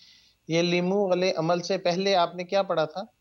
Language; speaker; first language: Urdu; native; Urdu